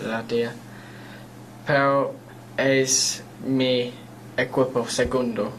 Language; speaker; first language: Spanish; non-native, learner; English